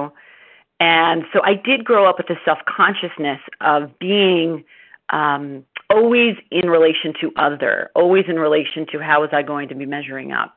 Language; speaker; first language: English; native; English